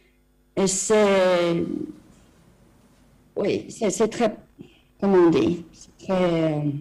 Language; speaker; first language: French; non-native, fluent; Swedish